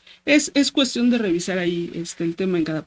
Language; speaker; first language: Spanish; native; Spanish